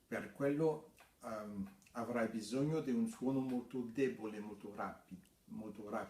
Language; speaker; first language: Italian; non-native, fluent; French